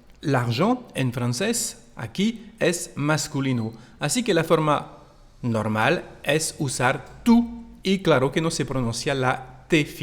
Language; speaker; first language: Spanish; non-native, fluent; French